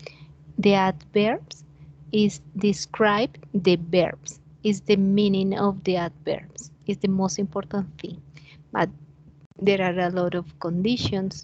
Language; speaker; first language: English; non-native, fluent; Spanish